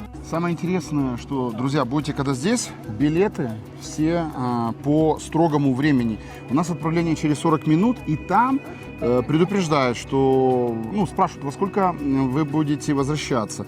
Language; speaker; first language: Russian; native; Russian